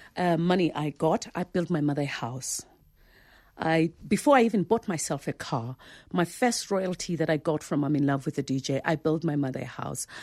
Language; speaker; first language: English; non-native, local second language; Zulu